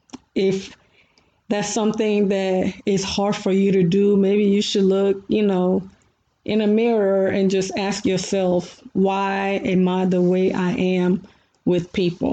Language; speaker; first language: English; early bilingual, other home language; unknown